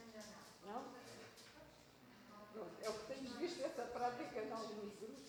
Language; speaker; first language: Portuguese; native; Portuguese